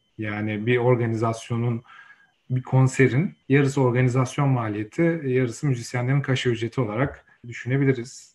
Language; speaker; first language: Turkish; native; Turkish